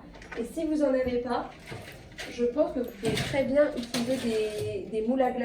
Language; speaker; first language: French; native; French